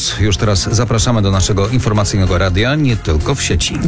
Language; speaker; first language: Polish; native; Polish